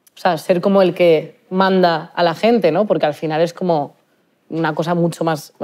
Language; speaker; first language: Spanish; native; Spanish